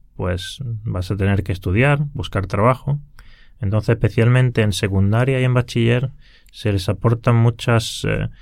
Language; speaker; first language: Spanish; native; Spanish